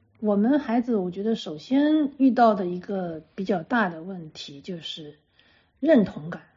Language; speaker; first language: Chinese; native; Chinese